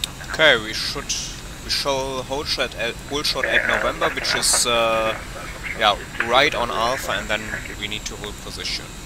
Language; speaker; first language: English; non-native, fluent; German